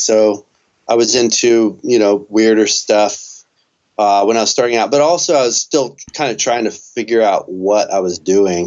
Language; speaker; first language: English; native; English